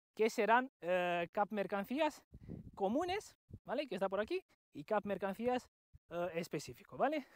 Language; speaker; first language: Spanish; non-native, fluent; Romanian